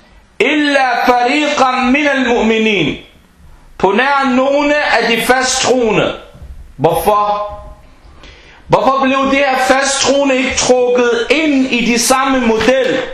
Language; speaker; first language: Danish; non-native, fluent; Arabic